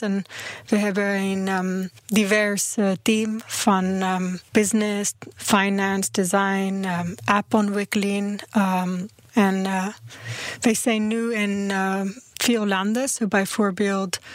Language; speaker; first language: Dutch; non-native, learner; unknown